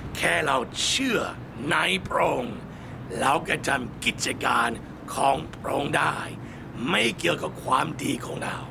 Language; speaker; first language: Thai; non-native, fluent; English